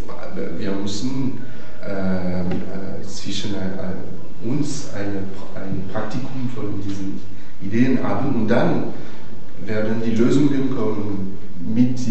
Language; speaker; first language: German; non-native, fluent; French